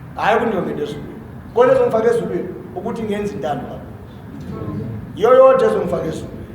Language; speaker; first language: Zulu; non-native, local second language; Xhosa